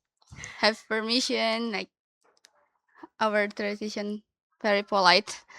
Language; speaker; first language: English; non-native, learner; Indonesian